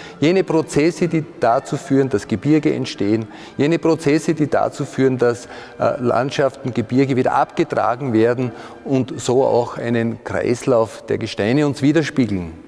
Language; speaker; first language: German; native; German